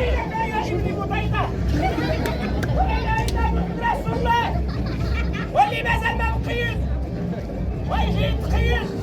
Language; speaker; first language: Arabic; native; Arabic